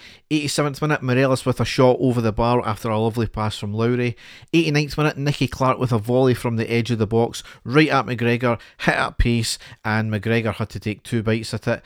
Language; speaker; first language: English; native; English